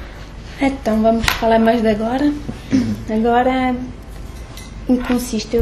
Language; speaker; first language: Portuguese; early bilingual, heritage; French